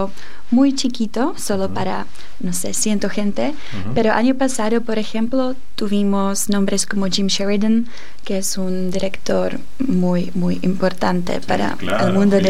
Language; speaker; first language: Spanish; non-native, fluent; Czech